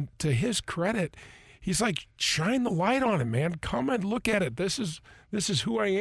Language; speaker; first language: English; native; English